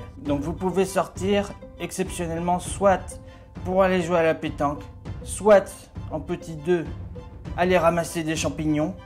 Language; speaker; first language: French; native; French